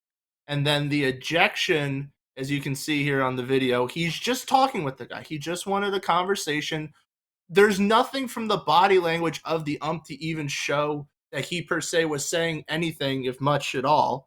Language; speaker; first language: English; native; English